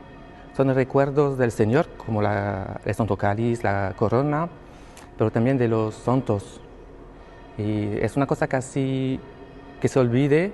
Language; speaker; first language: Spanish; non-native, learner; French